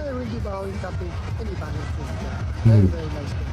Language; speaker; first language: Indonesian; non-native, learner; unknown